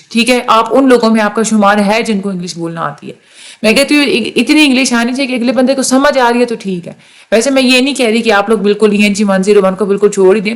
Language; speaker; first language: Urdu; native; Urdu